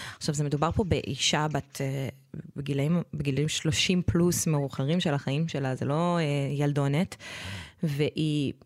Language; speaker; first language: Hebrew; native; Hebrew